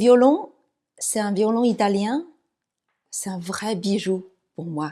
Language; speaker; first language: French; non-native, fluent; Chinese